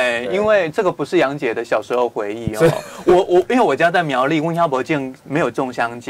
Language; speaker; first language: Chinese; native; Chinese